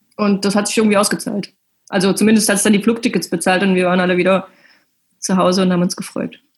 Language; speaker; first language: German; native; German